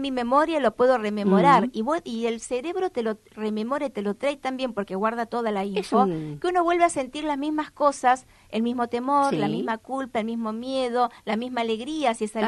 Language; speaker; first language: Spanish; native; Spanish